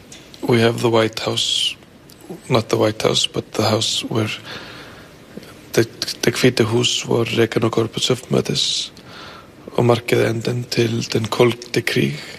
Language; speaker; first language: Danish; non-native, fluent; Icelandic